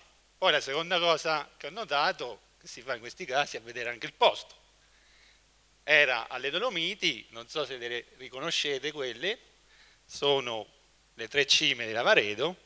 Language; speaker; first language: Italian; native; Italian